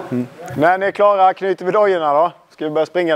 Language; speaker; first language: Swedish; native; Swedish